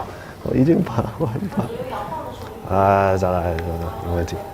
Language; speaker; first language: Chinese; non-native, learner; English